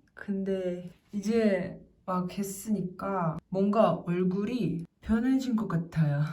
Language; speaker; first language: Korean; non-native, fluent; Russian